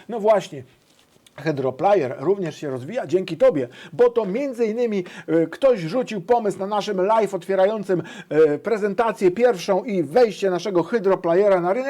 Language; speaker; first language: Polish; native; Polish